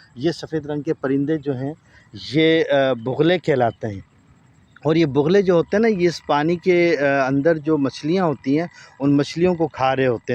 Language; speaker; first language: Urdu; non-native, local second language; Sindhi